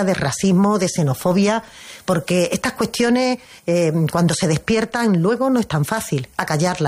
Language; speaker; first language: Spanish; native; Spanish